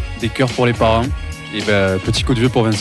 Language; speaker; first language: French; native; French